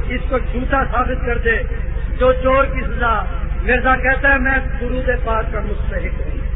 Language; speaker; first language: Urdu; non-native, local second language; Punjabi